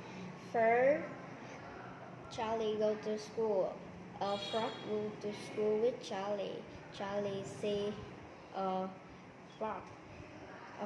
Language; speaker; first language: English; non-native, learner; Vietnamese